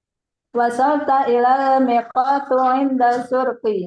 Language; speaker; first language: Arabic; non-native, learner; Indonesian